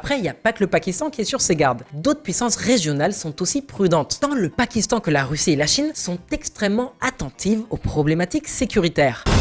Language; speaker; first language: French; native; French